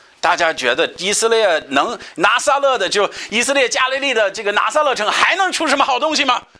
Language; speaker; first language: Chinese; non-native, fluent; English